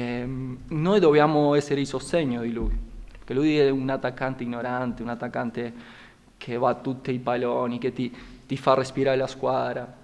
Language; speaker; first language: Italian; non-native, fluent; Spanish